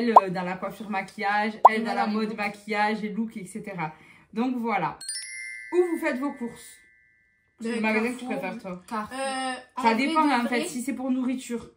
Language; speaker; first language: French; native; French